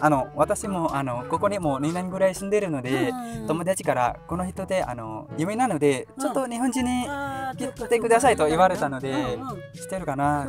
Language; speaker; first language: Japanese; non-native, learner; Indonesian